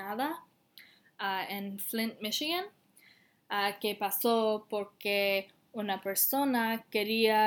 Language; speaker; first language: Spanish; non-native, learner; English